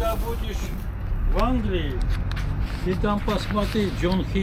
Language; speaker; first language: Russian; non-native, local second language; Armenian